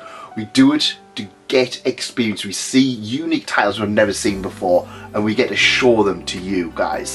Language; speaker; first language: English; native; English